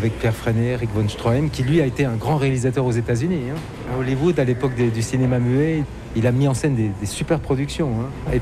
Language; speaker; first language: French; native; French